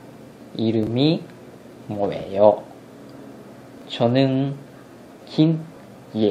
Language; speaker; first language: Korean; non-native, learner; Japanese